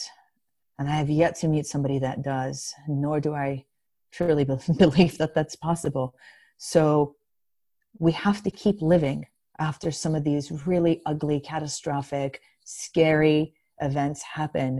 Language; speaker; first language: English; non-native, fluent; Greek